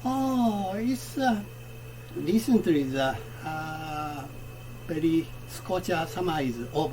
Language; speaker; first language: English; non-native, learner; Japanese